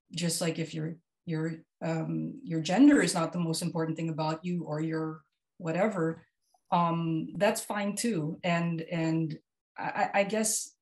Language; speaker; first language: English; non-native, local second language; Filipino